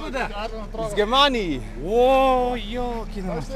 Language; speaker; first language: Russian; non-native, learner; German